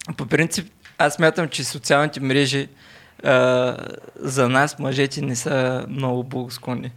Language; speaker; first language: Bulgarian; non-native, local second language; Turkish